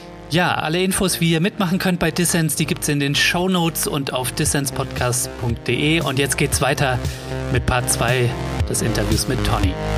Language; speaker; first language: German; native; German